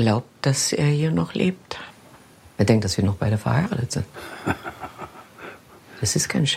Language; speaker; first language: German; native; German